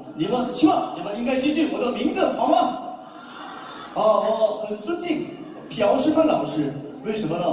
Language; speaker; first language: Chinese; non-native, learner; Korean